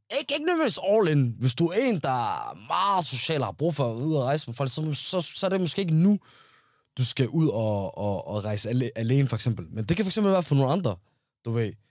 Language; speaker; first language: Danish; early bilingual, other home language; Somali